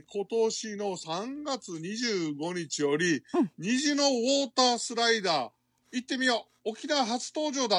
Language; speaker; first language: Japanese; native; Japanese